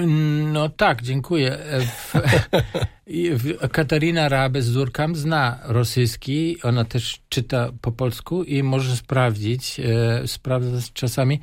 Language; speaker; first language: Polish; non-native, fluent; German